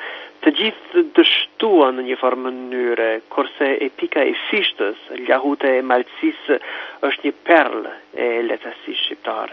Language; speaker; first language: Albanian; non-native, fluent; English